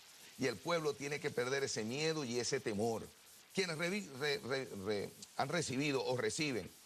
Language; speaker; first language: Spanish; native; Spanish